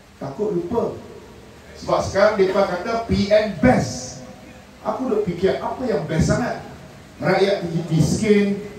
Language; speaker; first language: Malay; non-native, local second language; Min Nan Chinese